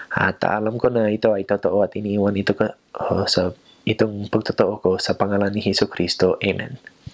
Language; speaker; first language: Filipino; non-native, fluent; English